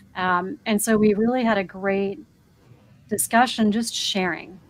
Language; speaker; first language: English; native; English